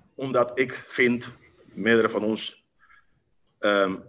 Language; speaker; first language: Dutch; non-native, fluent; Spanish